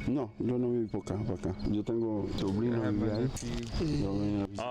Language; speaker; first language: Spanish; non-native, learner; Haitian Creole